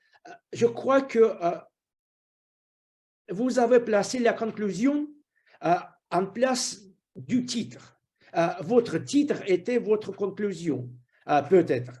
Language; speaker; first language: French; non-native, fluent; Russian